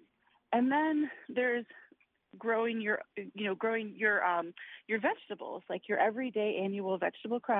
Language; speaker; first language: English; native; English